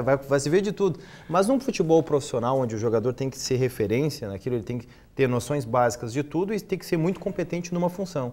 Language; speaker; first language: Portuguese; native; Portuguese